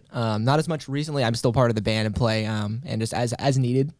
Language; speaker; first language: English; native; English